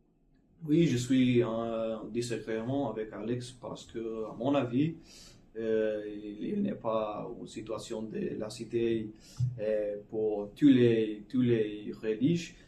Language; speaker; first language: French; non-native, learner; English